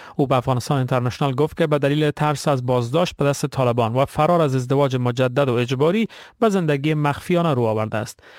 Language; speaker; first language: Persian; native; Persian